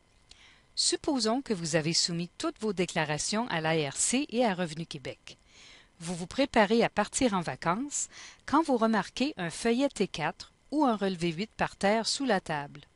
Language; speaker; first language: French; native; French